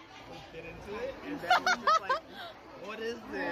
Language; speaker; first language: English; native; English